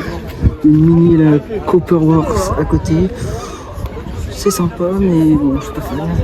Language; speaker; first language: French; native; French